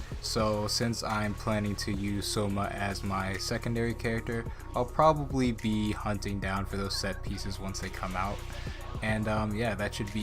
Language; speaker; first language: English; native; English